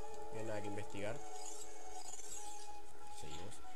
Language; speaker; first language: Spanish; native; Spanish